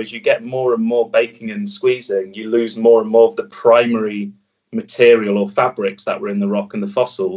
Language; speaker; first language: English; native; English